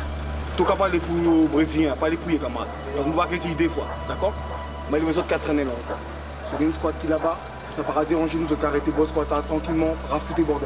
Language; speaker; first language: French; native; French